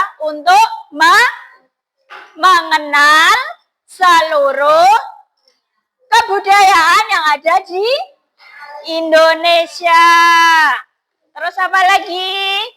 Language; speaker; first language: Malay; non-native, local second language; Javanese